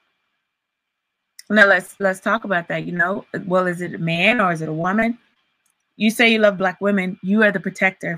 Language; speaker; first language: English; native; English